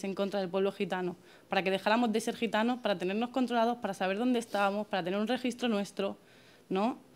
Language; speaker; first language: Spanish; native; Spanish